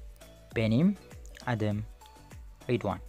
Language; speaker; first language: Turkish; non-native, learner; Amharic